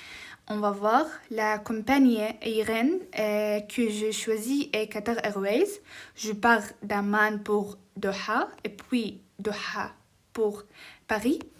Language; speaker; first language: French; non-native, learner; Arabic